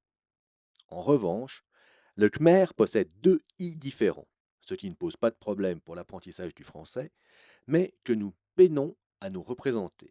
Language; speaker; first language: French; native; French